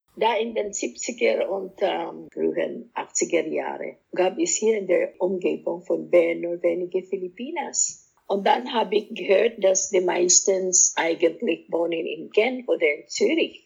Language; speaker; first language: German; non-native, fluent; Filipino